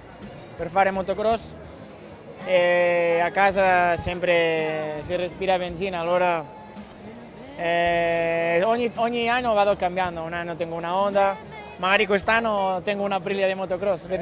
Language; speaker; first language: Italian; non-native, fluent; Spanish